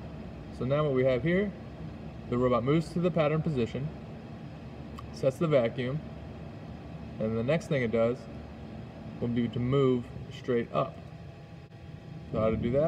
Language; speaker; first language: English; native; English